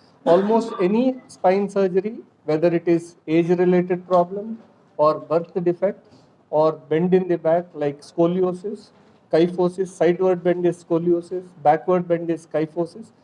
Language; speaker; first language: English; non-native, local second language; Kannada